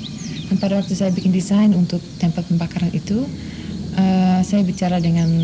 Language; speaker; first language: Indonesian; non-native, fluent; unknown